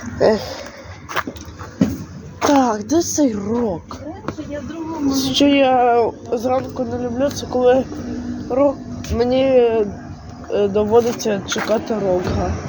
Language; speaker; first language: Ukrainian; non-native, local second language; Russian